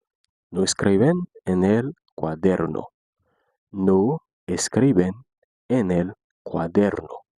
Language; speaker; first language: Spanish; non-native, fluent; Haitian Creole